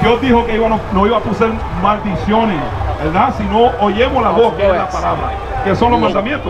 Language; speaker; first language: Spanish; early bilingual, other home language; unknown